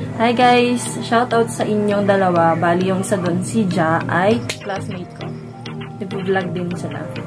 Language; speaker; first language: Filipino; non-native, local second language; Waray